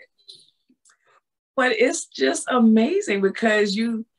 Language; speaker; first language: English; native; English